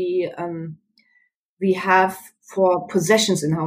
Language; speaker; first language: English; non-native, fluent; German